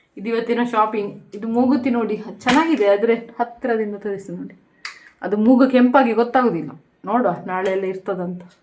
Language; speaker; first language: Kannada; non-native, local second language; Tulu